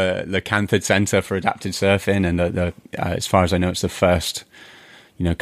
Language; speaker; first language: English; native; English